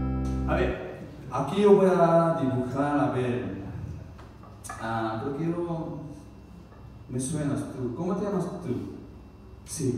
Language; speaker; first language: Spanish; non-native, learner; Korean